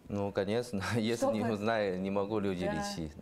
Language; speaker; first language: Russian; non-native, learner; Chinese